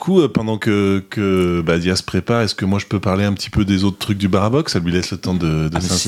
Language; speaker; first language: French; native; French